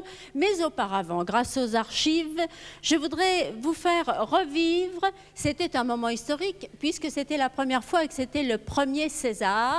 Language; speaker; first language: French; native; French